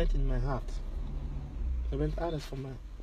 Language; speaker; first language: Dutch; non-native, learner; Lingala